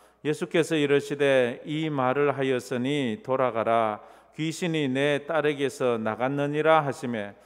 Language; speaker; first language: Korean; native; Korean